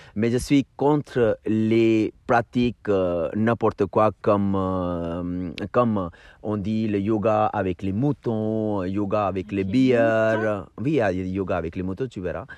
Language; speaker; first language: French; non-native, fluent; Hindi